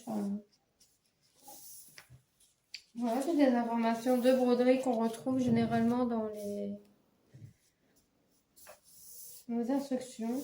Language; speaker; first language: French; native; French